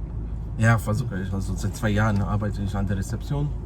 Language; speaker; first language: German; non-native, learner; Hindi